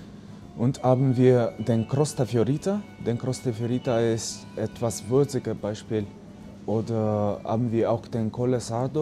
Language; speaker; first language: German; non-native, learner; Italian